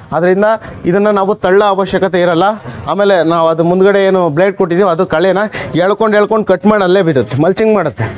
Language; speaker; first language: Kannada; native; Kannada